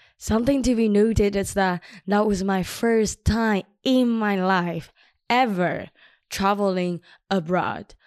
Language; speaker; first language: English; non-native, fluent; Chinese